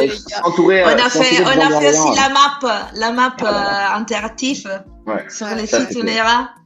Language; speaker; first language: French; non-native, fluent; Italian